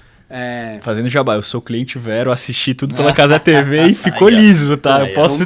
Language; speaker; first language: Portuguese; native; Portuguese